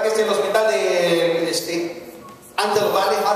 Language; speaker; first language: Spanish; native; Spanish